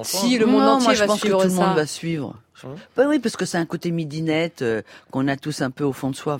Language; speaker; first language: French; native; French